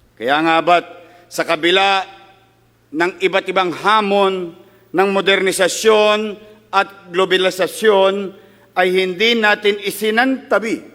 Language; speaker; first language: Filipino; native; Filipino